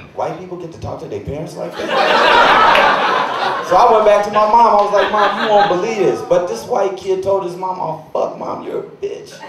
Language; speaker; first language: English; native; English